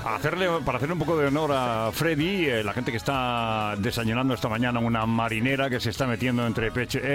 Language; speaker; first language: Spanish; native; Spanish